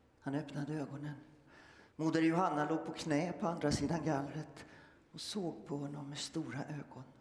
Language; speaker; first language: Swedish; native; Swedish